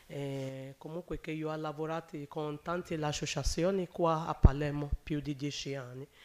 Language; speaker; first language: Italian; non-native, learner; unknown